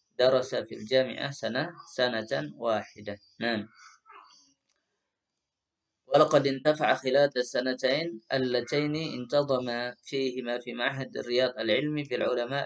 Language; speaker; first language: Arabic; non-native, fluent; Indonesian